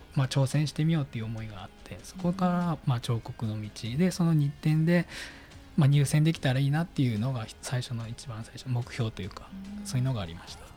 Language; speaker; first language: Japanese; native; Japanese